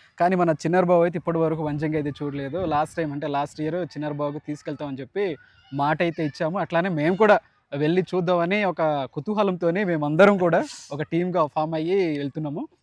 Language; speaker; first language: Telugu; non-native, local second language; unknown